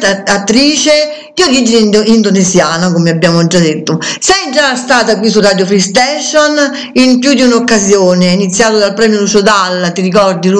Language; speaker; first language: Italian; native; Italian